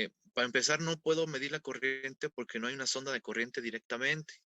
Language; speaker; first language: Spanish; native; Spanish